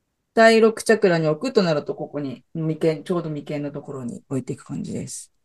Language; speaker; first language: Japanese; native; Japanese